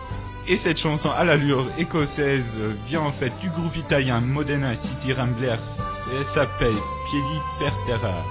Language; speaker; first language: French; native; French